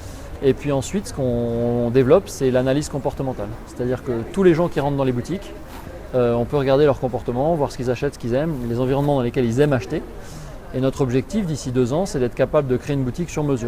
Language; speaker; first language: French; native; French